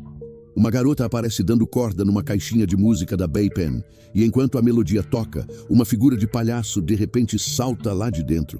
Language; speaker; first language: Portuguese; native; Portuguese